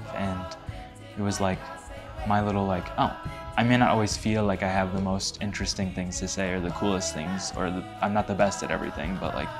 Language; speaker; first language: English; native; English